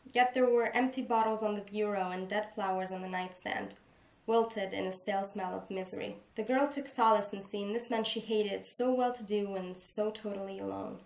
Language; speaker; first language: English; non-native, fluent; Italian